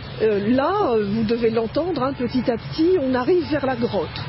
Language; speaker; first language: French; native; French